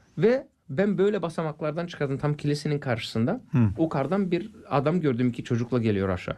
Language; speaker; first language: Turkish; non-native, fluent; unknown